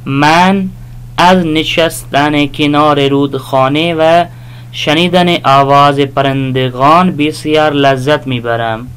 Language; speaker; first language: Persian; non-native, fluent; Urdu